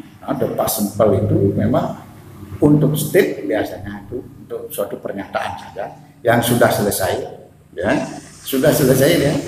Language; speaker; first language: Indonesian; non-native, local second language; Balinese